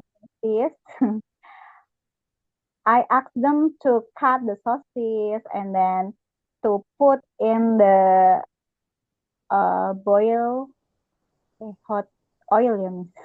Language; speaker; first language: English; non-native, learner; Indonesian